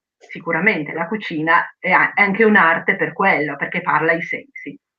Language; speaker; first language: Italian; native; Italian